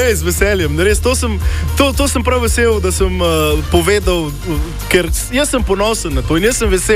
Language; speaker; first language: Slovenian; native; Slovenian